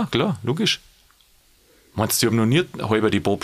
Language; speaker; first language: German; native; German